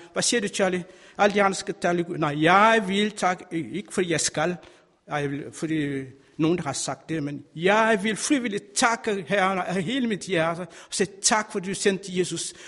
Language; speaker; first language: Danish; non-native, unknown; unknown